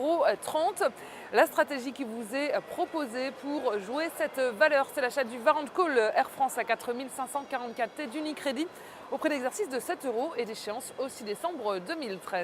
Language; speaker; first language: French; native; French